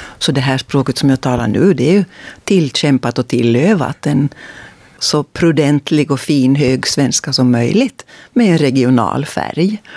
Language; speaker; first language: Swedish; native; Swedish